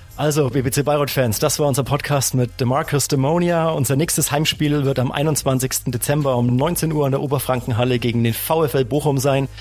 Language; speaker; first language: German; native; German